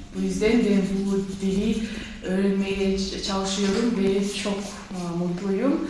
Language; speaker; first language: Turkish; non-native, fluent; Kyrgyz